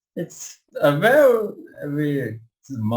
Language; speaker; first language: English; non-native, learner; Portuguese